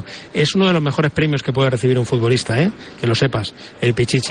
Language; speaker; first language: Spanish; native; Spanish